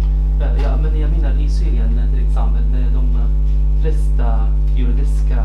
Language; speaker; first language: Swedish; non-native, fluent; Arabic